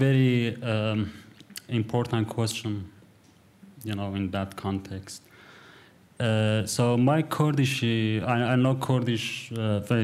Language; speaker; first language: English; non-native, fluent; Kurdish